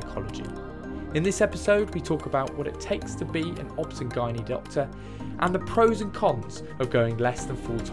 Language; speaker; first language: English; native; English